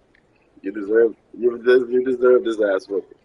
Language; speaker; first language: English; native; English